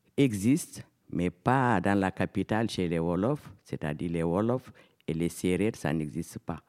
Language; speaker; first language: French; non-native, local second language; Fula